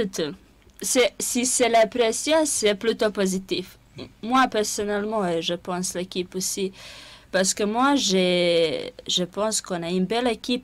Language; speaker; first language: French; non-native, fluent; Serbian